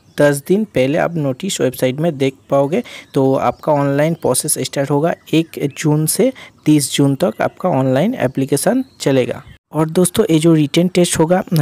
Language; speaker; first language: Hindi; non-native, local second language; Bangla